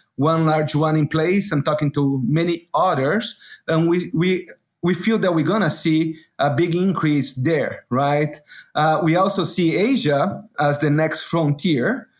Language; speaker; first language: English; non-native, fluent; Portuguese